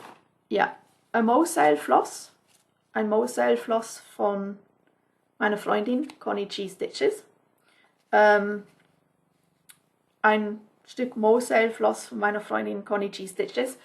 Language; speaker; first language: German; non-native, fluent; English